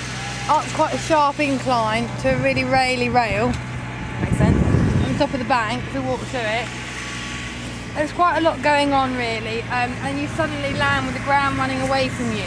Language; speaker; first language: English; native; English